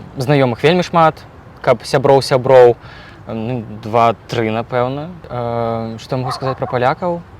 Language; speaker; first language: Belarusian; non-native, local second language; Russian